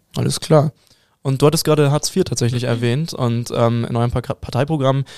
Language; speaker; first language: German; native; German